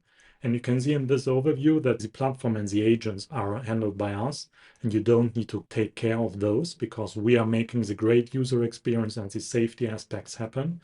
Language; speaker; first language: English; non-native, fluent; German